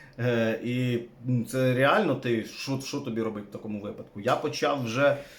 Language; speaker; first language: Ukrainian; native; Ukrainian